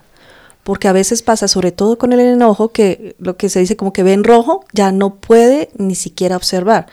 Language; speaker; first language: Spanish; native; Spanish